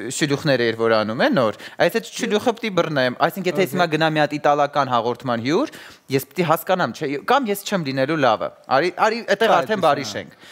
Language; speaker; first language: Armenian; native; Armenian